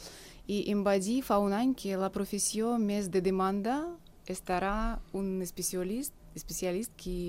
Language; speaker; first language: Catalan; non-native, fluent; Russian